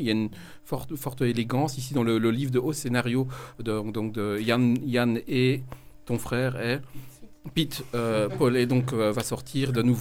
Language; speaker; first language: French; native; French